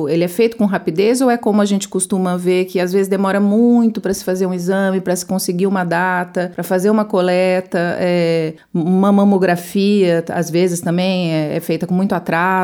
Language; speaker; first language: Portuguese; native; Portuguese